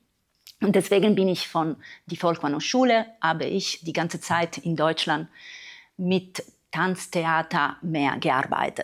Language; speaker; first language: German; non-native, fluent; Italian